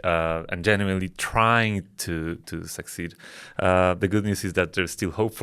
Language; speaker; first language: English; non-native, fluent; Polish